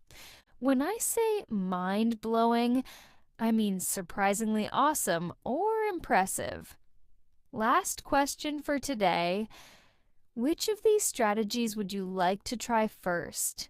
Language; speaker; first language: English; non-native, fluent; Spanish